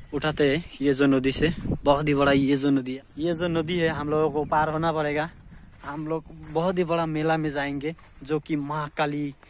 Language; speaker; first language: Hindi; non-native, local second language; Bangla